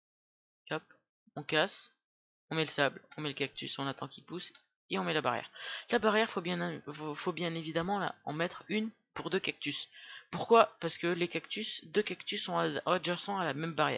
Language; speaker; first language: French; native; French